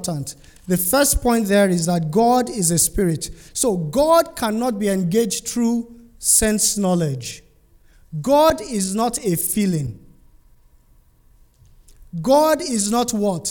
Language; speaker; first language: English; non-native, local second language; Yoruba